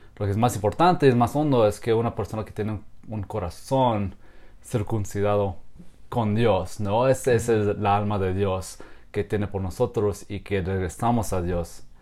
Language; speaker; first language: Spanish; non-native, fluent; English